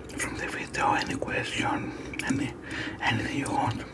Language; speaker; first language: English; non-native, learner; Greek